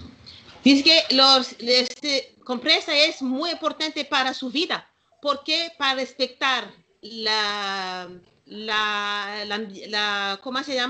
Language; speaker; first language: Spanish; non-native, learner; Malagasy